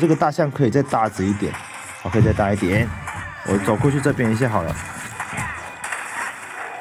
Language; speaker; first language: Chinese; native; Chinese